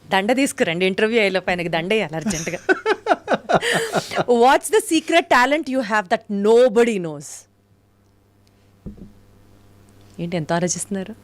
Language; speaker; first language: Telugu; native; Telugu